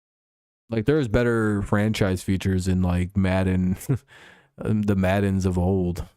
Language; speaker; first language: English; native; English